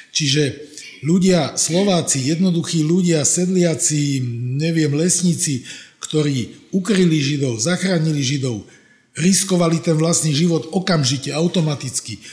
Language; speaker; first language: Slovak; native; Slovak